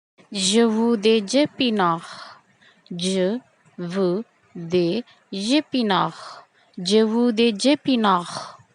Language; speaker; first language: French; non-native, fluent; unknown